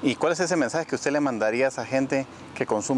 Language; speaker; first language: Spanish; native; Spanish